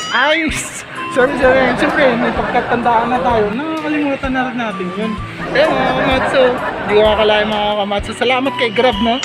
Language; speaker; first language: Filipino; non-native, local second language; Hiligaynon